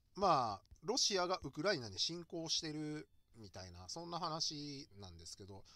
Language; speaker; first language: Japanese; native; Japanese